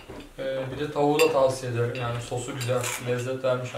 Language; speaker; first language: Turkish; native; Turkish